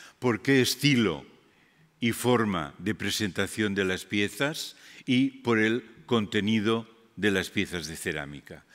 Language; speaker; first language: Spanish; non-native, local second language; Catalan